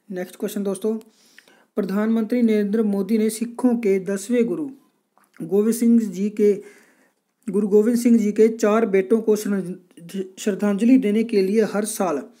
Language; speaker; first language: Hindi; non-native, local second language; Punjabi